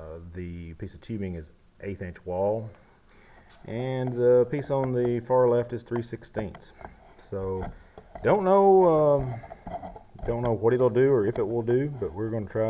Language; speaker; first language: English; native; English